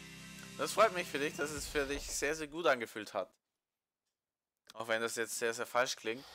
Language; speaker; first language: German; native; German